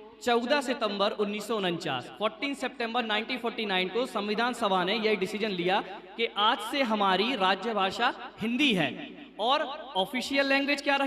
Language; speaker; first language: Hindi; native; Hindi